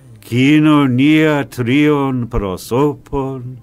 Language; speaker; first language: Greek; non-native, fluent; English